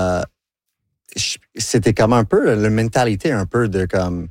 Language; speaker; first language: French; non-native, local second language; English